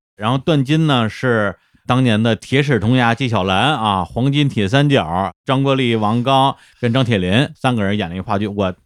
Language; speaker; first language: Chinese; native; Chinese